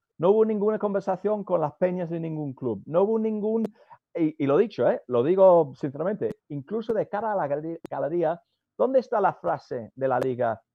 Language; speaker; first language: Spanish; non-native, fluent; English